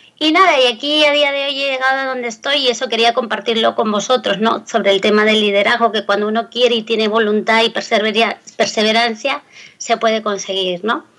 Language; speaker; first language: Spanish; native; Spanish